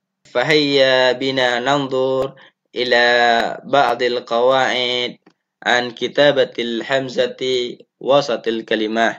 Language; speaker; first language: Arabic; non-native, fluent; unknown